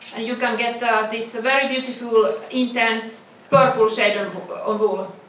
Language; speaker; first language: English; non-native, fluent; Finnish